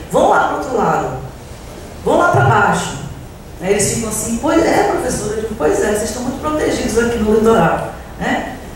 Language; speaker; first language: Portuguese; native; Portuguese